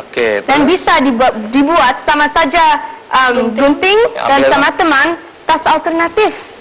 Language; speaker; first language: Indonesian; non-native, local second language; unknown